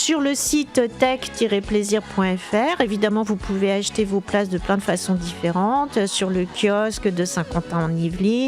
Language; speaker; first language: French; native; French